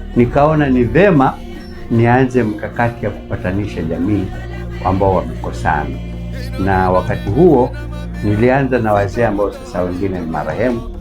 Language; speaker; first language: Swahili; non-native, local second language; Giryama